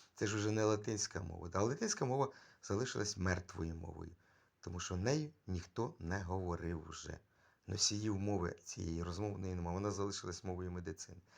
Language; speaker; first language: Ukrainian; native; Ukrainian